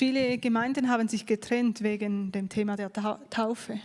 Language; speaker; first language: German; native; German